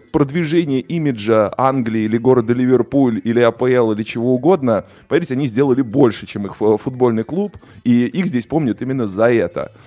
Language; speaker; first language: Russian; native; Russian